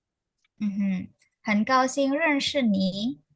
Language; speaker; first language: Chinese; non-native, fluent; Indonesian